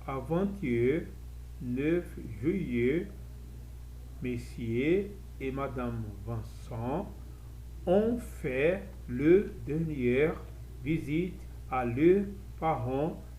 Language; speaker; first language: French; non-native, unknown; Portuguese